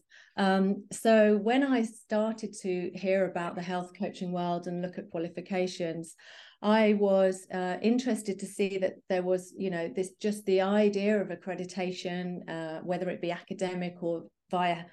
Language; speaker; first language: English; native; English